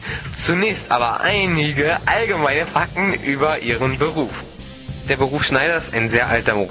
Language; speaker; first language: German; native; German